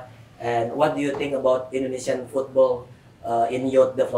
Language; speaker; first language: English; non-native, learner; Indonesian